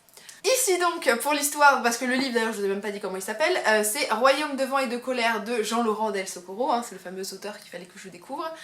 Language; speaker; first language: French; native; French